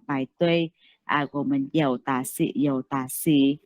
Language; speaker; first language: Chinese; non-native, learner; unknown